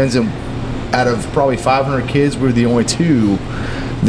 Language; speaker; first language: English; native; English